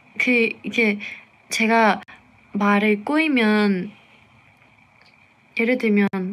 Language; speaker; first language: Korean; non-native, fluent; English